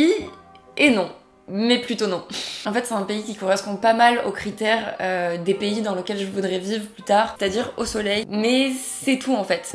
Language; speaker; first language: French; native; French